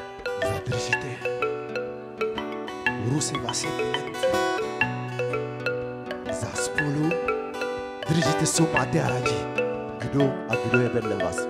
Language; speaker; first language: Czech; non-native, learner; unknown